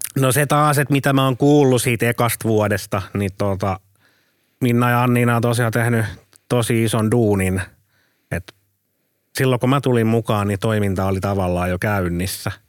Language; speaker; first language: Finnish; native; Finnish